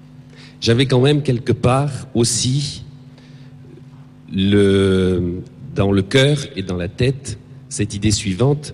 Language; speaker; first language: French; native; French